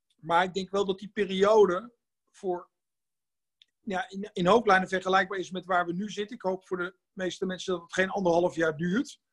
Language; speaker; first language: Dutch; native; Dutch